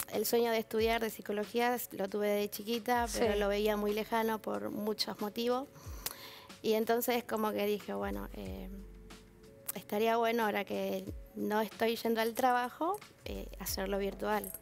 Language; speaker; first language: Spanish; native; Spanish